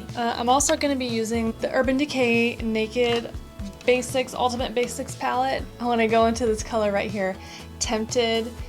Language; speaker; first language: English; native; English